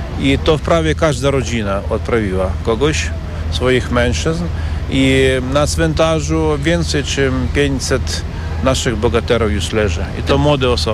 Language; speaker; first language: Polish; non-native, learner; Ukrainian